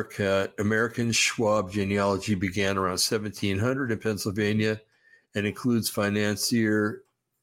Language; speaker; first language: English; native; English